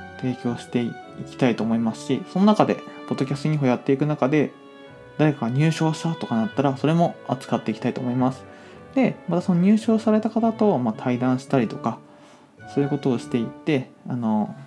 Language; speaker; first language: Japanese; native; Japanese